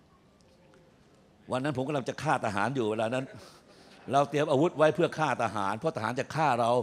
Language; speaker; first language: Thai; native; Thai